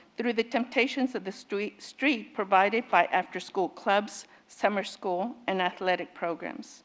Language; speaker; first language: English; native; English